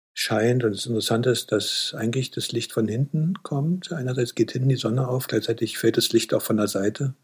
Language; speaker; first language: German; native; German